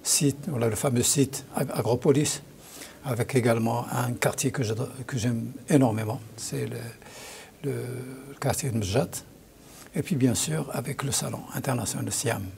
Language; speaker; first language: French; non-native, local second language; Arabic